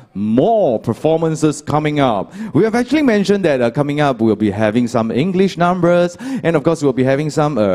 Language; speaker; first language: English; non-native, local second language; Chinese